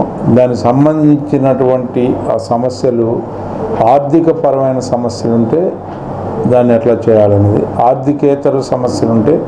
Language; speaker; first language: Telugu; native; Telugu